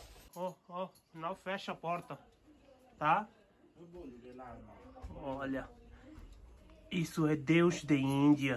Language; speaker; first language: Portuguese; non-native, learner; Hindi